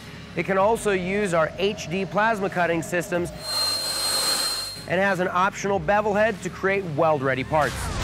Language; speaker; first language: English; native; English